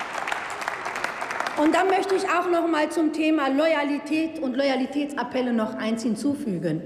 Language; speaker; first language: German; early bilingual, other home language; Turkish